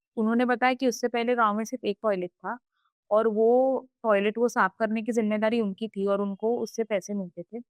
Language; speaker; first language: Hindi; non-native, local second language; Marathi